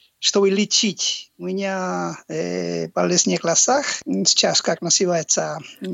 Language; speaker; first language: Russian; non-native, learner; Basque